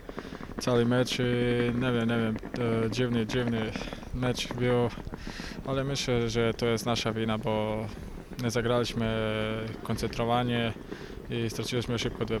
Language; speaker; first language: Polish; non-native, fluent; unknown